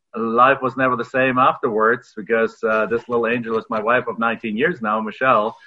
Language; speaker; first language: English; non-native, fluent; German